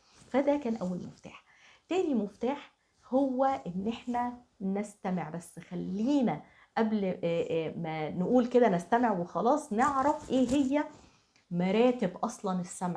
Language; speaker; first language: Arabic; native; Arabic